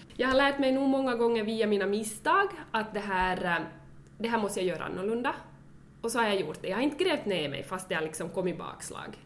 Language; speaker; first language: Swedish; native; Swedish